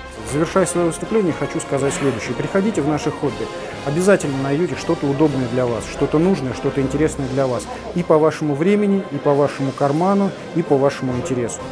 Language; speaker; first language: Russian; native; Russian